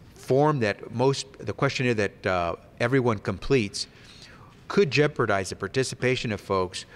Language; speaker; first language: English; early bilingual, other home language; Spanish